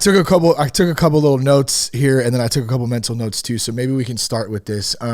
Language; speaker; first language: English; native; English